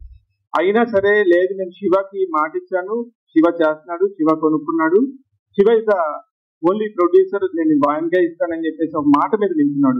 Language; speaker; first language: Telugu; native; Telugu